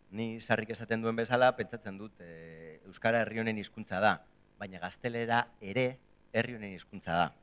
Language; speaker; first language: Basque; native; Basque